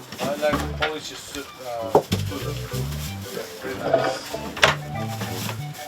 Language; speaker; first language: English; non-native, learner; Korean